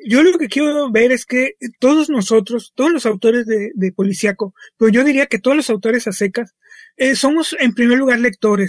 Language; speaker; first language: Spanish; native; Spanish